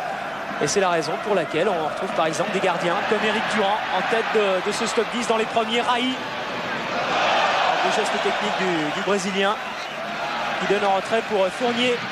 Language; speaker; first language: French; native; French